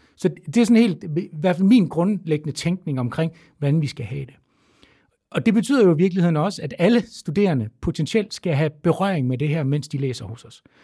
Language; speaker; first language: Danish; native; Danish